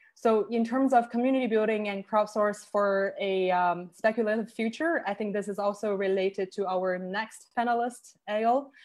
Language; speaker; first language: English; non-native, fluent; Chinese